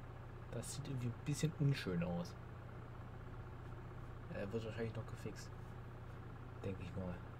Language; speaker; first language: German; native; German